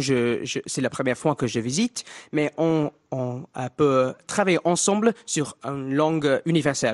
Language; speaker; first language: French; non-native, fluent; English